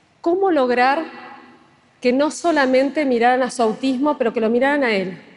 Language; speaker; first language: Spanish; native; Spanish